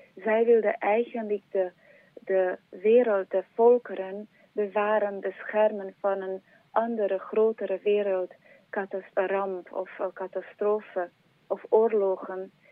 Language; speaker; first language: Dutch; non-native, fluent; Slovak